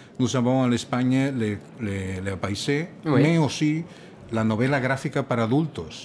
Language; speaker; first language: French; non-native, learner; Catalan